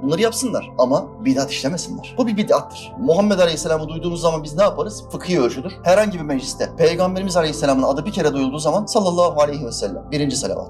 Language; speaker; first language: Turkish; native; Turkish